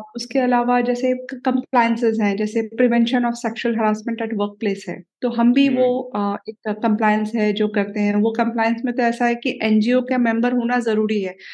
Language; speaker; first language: Hindi; native; Hindi